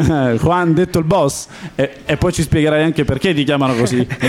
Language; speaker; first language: Italian; native; Italian